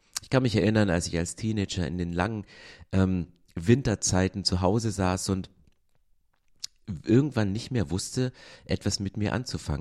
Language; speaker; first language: German; native; German